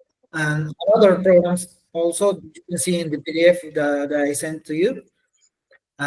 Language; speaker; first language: English; non-native, learner; Spanish